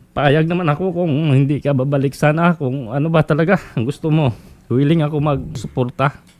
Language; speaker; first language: Filipino; non-native, local second language; Cebuano